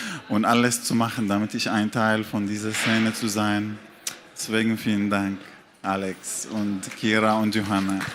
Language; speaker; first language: German; non-native, fluent; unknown